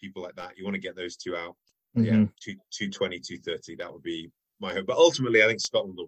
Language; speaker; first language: English; native; English